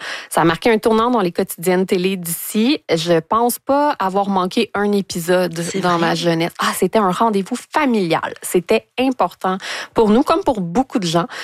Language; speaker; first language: French; native; French